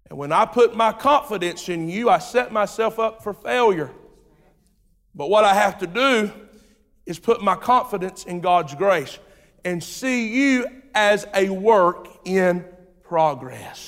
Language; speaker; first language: English; native; English